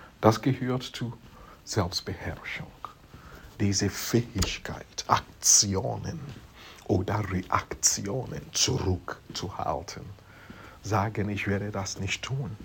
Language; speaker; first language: German; non-native, fluent; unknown